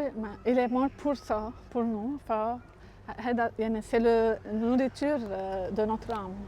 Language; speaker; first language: French; non-native, local second language; Arabic